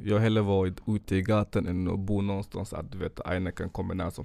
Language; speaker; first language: Swedish; non-native, fluent; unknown